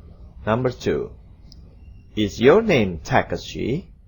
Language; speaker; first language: English; non-native, fluent; Indonesian